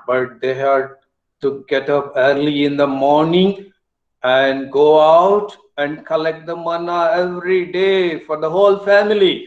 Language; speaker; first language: English; non-native, local second language; Telugu